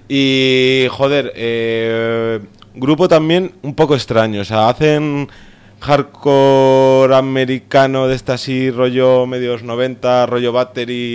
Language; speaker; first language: Spanish; native; Spanish